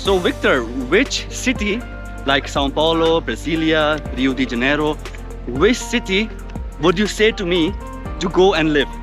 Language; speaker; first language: English; non-native, fluent; Hindi